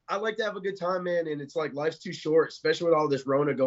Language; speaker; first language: English; native; English